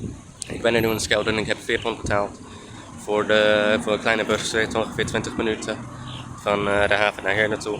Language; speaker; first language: Dutch; non-native, learner; English